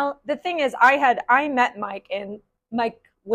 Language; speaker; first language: English; native; English